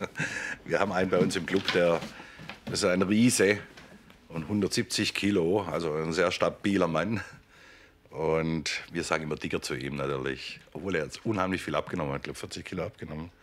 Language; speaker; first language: German; native; German